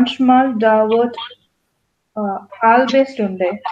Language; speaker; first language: German; non-native, learner; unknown